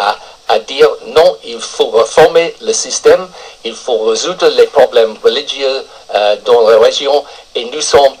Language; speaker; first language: French; non-native, fluent; English